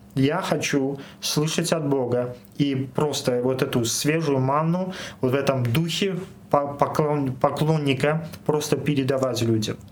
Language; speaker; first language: Russian; non-native, local second language; Armenian